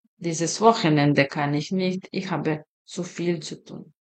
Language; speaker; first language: German; non-native, fluent; Serbian